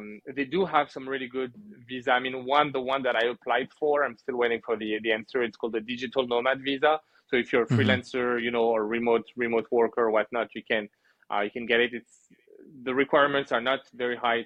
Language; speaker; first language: English; non-native, fluent; French